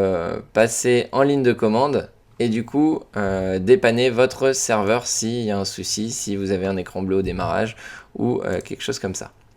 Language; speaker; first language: French; native; French